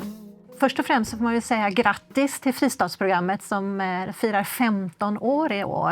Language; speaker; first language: Swedish; native; Swedish